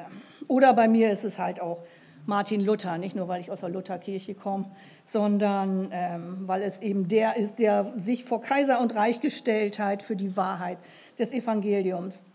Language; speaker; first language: German; native; German